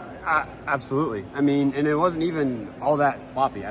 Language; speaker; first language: English; native; English